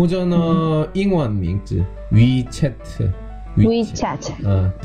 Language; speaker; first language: Chinese; non-native, learner; Korean